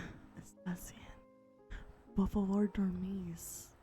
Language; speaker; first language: Spanish; early bilingual, heritage; English